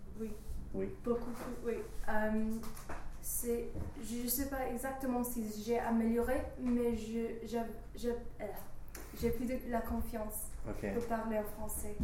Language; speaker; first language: French; non-native, learner; English